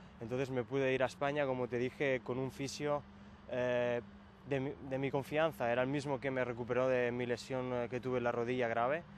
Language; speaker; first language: Spanish; native; Spanish